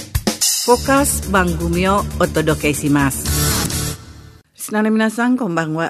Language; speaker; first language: Japanese; non-native, fluent; Indonesian